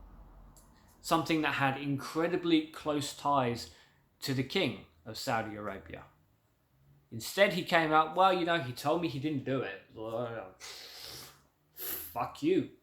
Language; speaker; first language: English; native; English